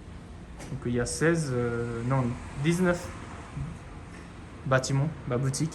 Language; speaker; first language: French; non-native, fluent; Japanese